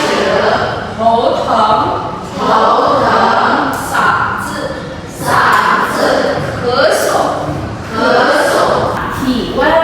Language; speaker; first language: Chinese; non-native, fluent; Indonesian